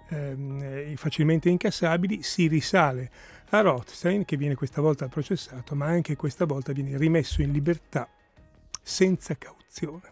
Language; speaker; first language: Italian; native; Italian